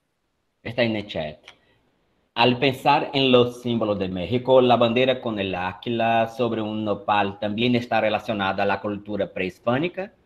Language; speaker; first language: Spanish; non-native, fluent; Portuguese